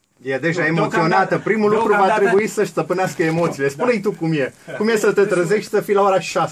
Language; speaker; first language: Romanian; native; Romanian